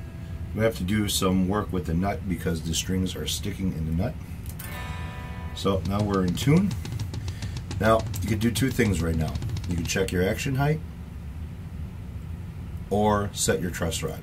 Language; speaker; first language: English; native; English